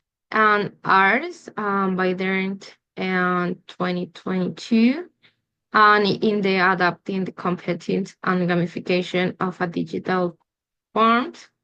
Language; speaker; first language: English; non-native, learner; Spanish